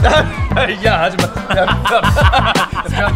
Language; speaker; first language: Korean; non-native, learner; English